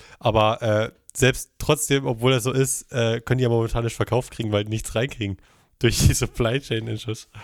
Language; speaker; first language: German; native; German